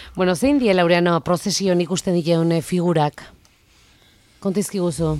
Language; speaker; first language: Basque; native; Basque